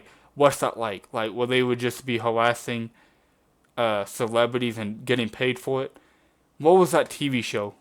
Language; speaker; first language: English; native; English